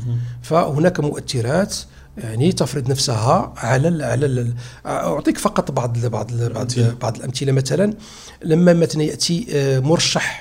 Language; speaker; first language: Arabic; native; Arabic